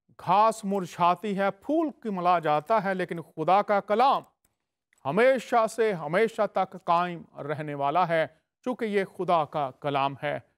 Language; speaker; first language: Urdu; native; Urdu